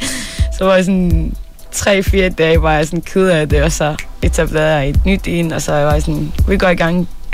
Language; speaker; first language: Danish; early bilingual, other home language; Arabic